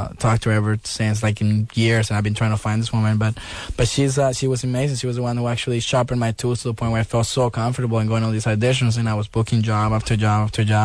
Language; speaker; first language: English; non-native, fluent; Spanish